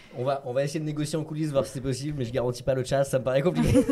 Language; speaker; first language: French; native; French